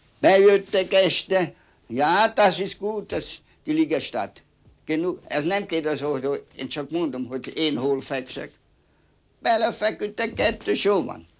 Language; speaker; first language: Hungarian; non-native, local second language; German